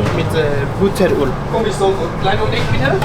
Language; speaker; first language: German; non-native, learner; Turkish